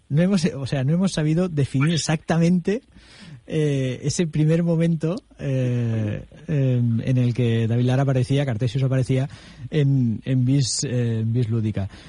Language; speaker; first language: Spanish; non-native, local second language; Catalan